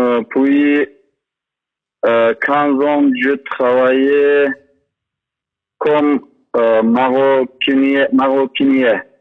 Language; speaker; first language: French; non-native, learner; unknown